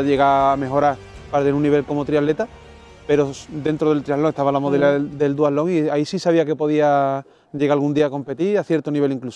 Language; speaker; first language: Spanish; native; Spanish